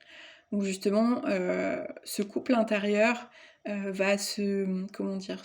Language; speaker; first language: French; native; French